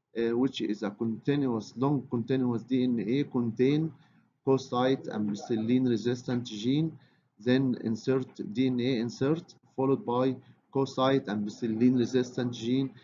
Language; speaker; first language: English; non-native, fluent; Arabic